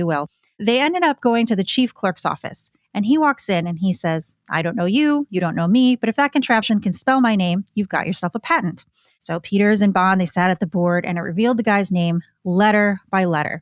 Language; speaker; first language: English; native; English